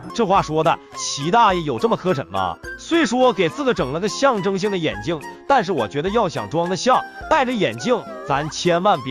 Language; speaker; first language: Chinese; native; Chinese